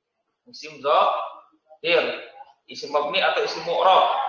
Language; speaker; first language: Arabic; non-native, fluent; Indonesian